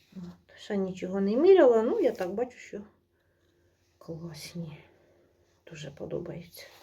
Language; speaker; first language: Ukrainian; native; Ukrainian